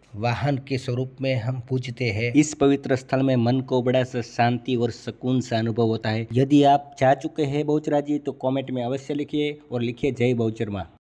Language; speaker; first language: Hindi; non-native, local second language; Gujarati